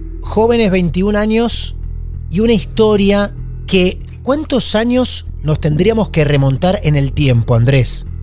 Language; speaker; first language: Spanish; native; Spanish